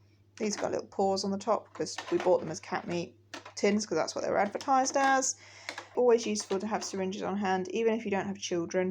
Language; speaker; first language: English; native; English